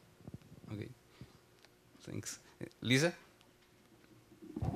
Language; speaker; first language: English; non-native, learner; Spanish